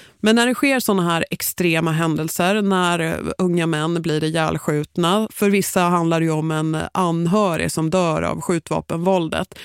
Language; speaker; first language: Swedish; native; Swedish